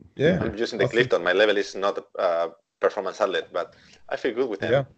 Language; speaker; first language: English; non-native, fluent; Spanish